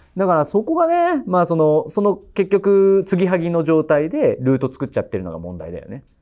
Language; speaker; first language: Japanese; native; Japanese